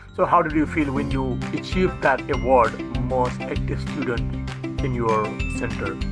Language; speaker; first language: English; non-native, fluent; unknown